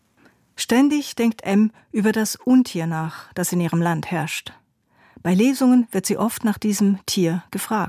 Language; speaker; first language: German; native; German